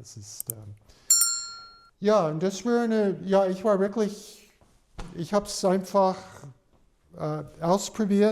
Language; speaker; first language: German; non-native, fluent; English